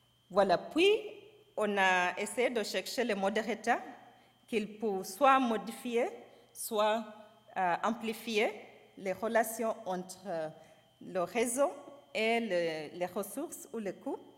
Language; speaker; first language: French; non-native, fluent; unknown